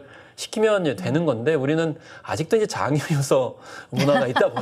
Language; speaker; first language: Korean; native; Korean